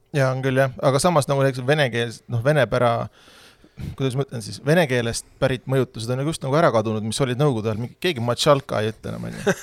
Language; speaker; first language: Estonian; native; Estonian